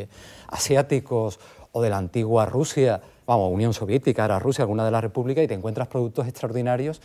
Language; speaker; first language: Spanish; native; Spanish